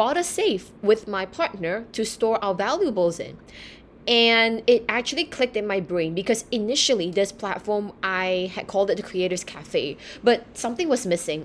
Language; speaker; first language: English; native; English